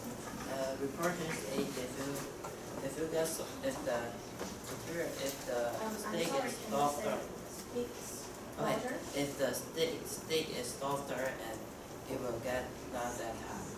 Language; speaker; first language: English; non-native, learner; Chinese